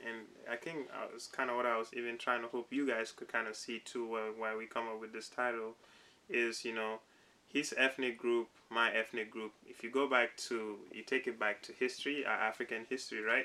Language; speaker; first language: English; non-native, local second language; Wolof